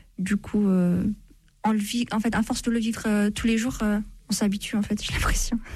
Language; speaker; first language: French; non-native, fluent; Amharic